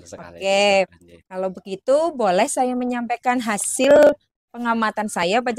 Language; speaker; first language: Indonesian; native; Indonesian